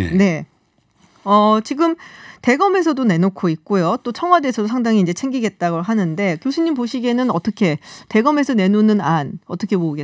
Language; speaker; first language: Korean; native; Korean